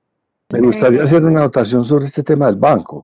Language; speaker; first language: Spanish; native; Spanish